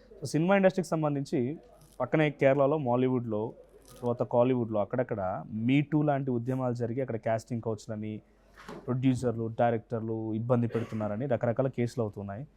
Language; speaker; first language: Telugu; native; Telugu